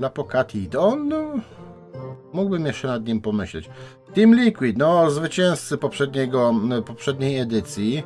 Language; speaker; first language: Polish; native; Polish